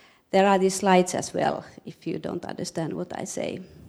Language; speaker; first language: English; non-native, fluent; Finnish